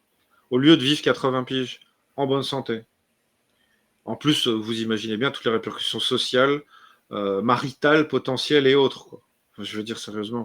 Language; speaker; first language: French; native; French